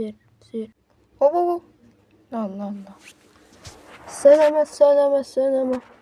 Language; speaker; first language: Arabic; native; Arabic